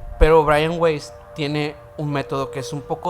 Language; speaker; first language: Spanish; native; Spanish